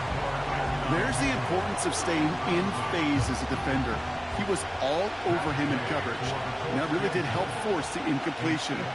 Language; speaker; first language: English; native; English